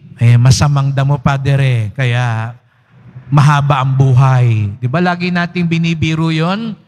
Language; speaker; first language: Filipino; native; Filipino